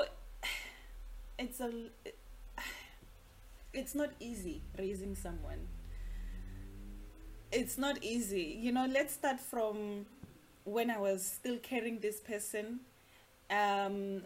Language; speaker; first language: English; non-native, local second language; Venda